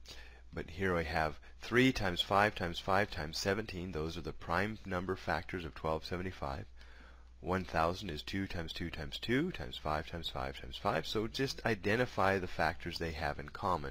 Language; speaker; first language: English; native; English